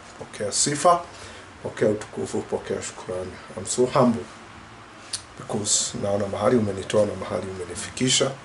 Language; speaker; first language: Swahili; non-native, local second language; Kikuyu